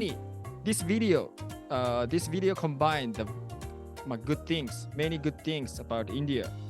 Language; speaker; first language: English; non-native, learner; Japanese